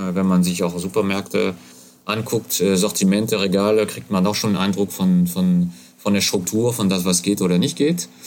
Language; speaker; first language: German; non-native, fluent; French